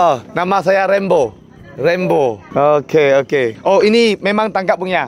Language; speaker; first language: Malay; non-native, local second language; Chinese